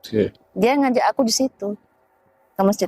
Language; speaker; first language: Indonesian; native; Indonesian